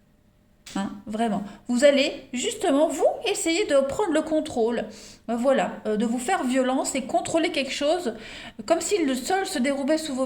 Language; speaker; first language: French; native; French